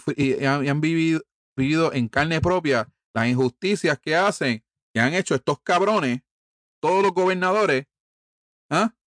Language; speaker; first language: Spanish; early bilingual, heritage; Spanish